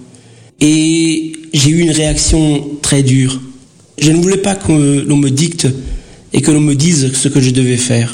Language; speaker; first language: French; early bilingual, other home language; Portuguese